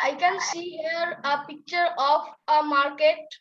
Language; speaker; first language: English; non-native, learner; Bangla